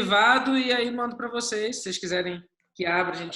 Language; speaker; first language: Portuguese; native; Portuguese